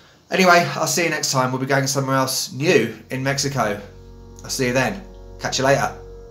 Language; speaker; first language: English; native; English